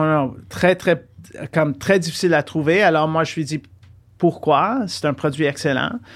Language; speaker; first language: French; early bilingual, heritage; French